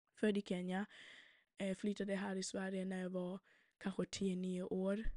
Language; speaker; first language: Swedish; early bilingual, other home language; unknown